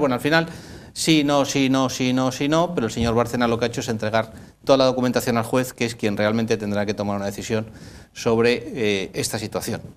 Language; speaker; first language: Spanish; native; Spanish